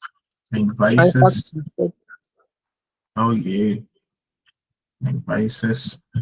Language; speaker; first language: German; non-native, fluent; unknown